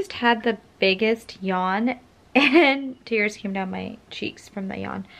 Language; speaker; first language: English; native; English